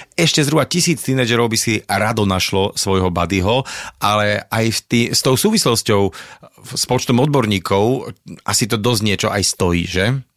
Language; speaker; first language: Slovak; native; Slovak